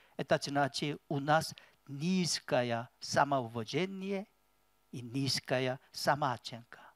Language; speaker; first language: Russian; non-native, learner; Korean